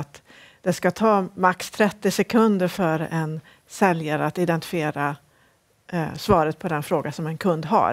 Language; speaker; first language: Swedish; native; Swedish